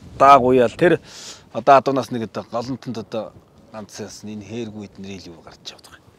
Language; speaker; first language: Mongolian; native; Mongolian